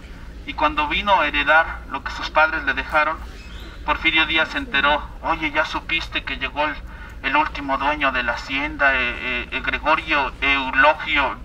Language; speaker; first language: Spanish; native; Spanish